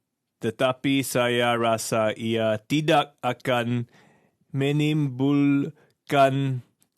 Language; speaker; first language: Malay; non-native, learner; English